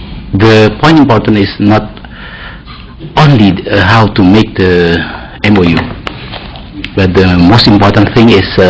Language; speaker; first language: English; non-native, learner; Indonesian